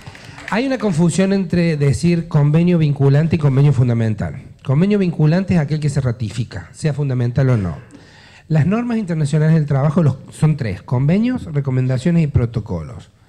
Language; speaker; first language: Spanish; native; Spanish